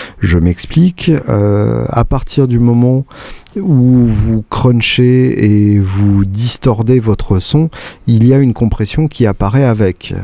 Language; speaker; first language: French; native; French